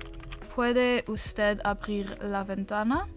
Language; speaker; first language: Spanish; non-native, learner; English